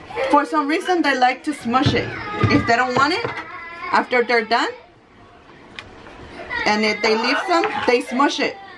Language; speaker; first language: English; early bilingual, other home language; Spanish